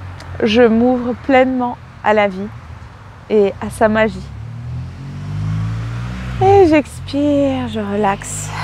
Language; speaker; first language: French; native; French